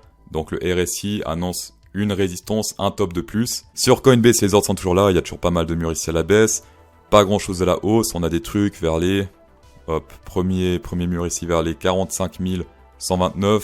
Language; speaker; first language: French; native; French